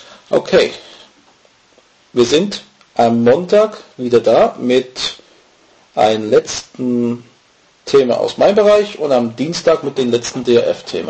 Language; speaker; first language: German; non-native, fluent; English